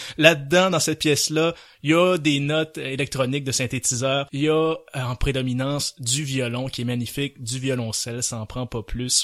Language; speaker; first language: French; native; French